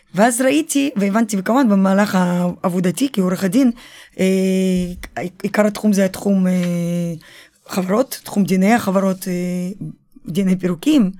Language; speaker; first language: Hebrew; early bilingual, other home language; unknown